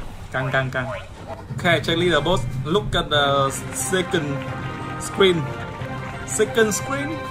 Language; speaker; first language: English; non-native, learner; Vietnamese